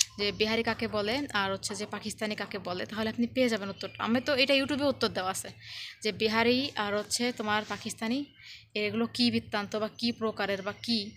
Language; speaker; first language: Bangla; native; Bangla